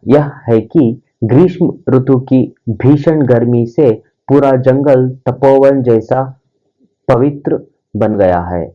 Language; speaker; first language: Hindi; non-native, local second language; Kannada